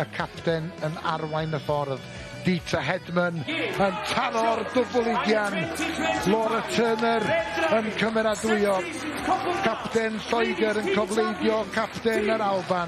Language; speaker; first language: Welsh; native; Welsh